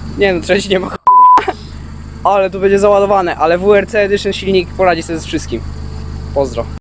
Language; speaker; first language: Polish; native; Polish